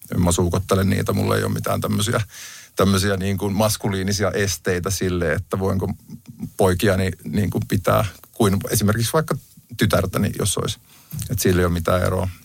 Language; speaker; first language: Finnish; native; Finnish